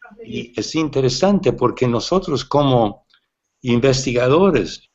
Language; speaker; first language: Spanish; non-native, fluent; English